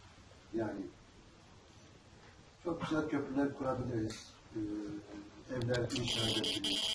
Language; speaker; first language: Turkish; native; Turkish